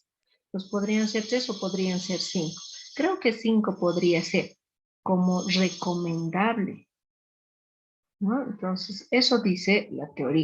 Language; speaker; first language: Spanish; native; Spanish